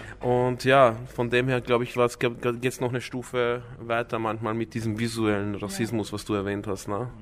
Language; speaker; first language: German; early bilingual, other home language; Croatian